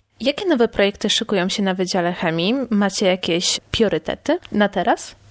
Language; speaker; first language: Polish; native; Polish